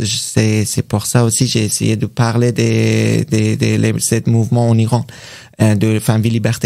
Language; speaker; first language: French; non-native, learner; Persian